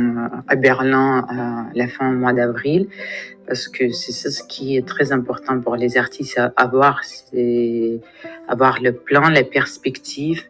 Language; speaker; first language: French; non-native, fluent; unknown